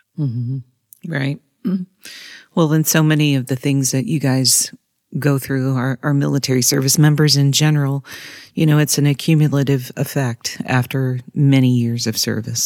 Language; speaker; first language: English; native; English